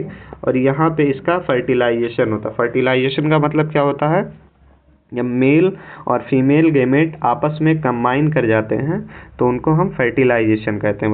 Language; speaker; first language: Hindi; native; Hindi